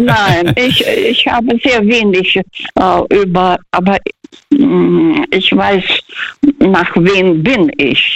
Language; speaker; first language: German; non-native, fluent; Russian